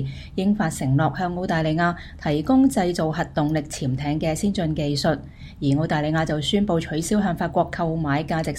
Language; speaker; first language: Chinese; non-native, local second language; Cantonese